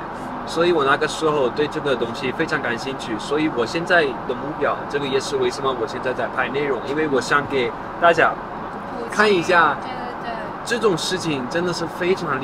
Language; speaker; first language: Chinese; non-native, fluent; Dutch